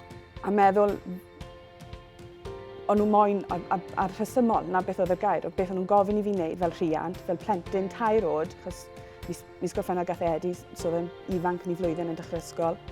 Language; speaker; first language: Welsh; native; Welsh